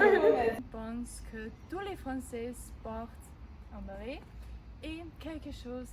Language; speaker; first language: French; non-native, learner; German